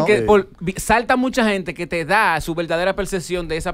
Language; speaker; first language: Spanish; native; Spanish